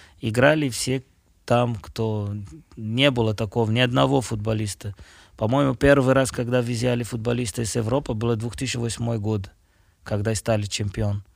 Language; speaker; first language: Russian; non-native, fluent; Portuguese